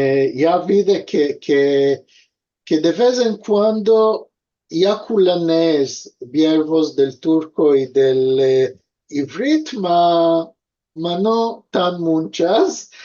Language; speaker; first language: Spanish; early bilingual, heritage; Ladino